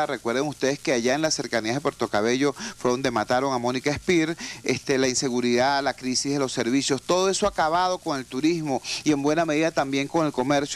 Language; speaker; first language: Spanish; native; Spanish